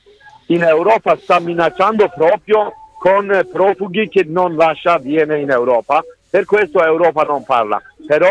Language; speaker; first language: Italian; non-native, learner; Kurdish